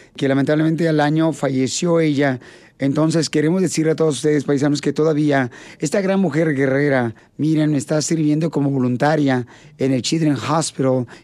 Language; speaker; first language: Spanish; native; Spanish